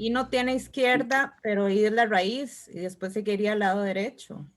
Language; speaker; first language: Spanish; native; Spanish